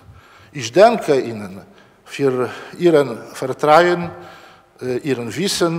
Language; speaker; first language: German; non-native, learner; Polish